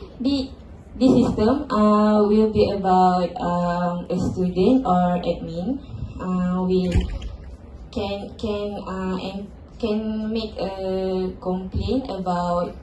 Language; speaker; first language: English; non-native, local second language; Malay